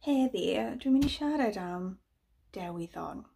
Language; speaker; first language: Welsh; non-native, learner; English